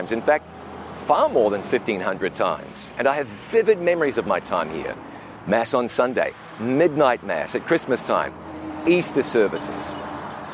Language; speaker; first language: English; native; English